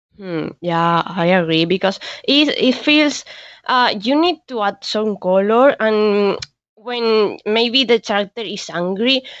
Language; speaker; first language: English; non-native, learner; Spanish